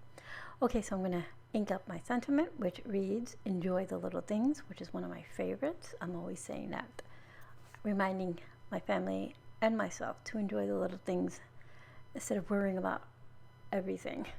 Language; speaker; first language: English; native; English